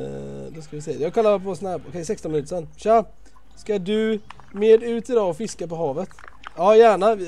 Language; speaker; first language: Swedish; native; Swedish